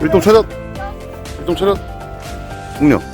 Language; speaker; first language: Korean; native; Korean